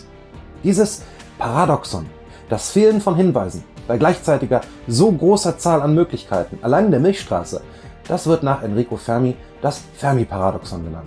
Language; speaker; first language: German; native; German